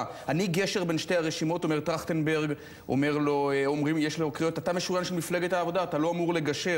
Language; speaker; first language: Hebrew; native; Hebrew